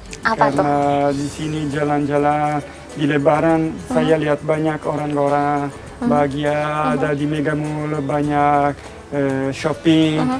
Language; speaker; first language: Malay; non-native, learner; Italian